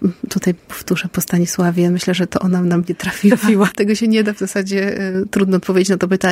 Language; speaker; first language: Polish; native; Polish